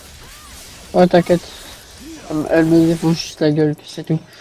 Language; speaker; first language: French; native; French